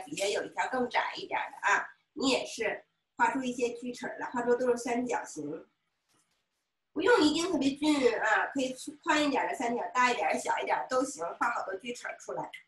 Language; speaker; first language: Chinese; native; Chinese